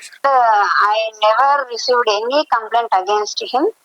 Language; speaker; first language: English; non-native, local second language; Telugu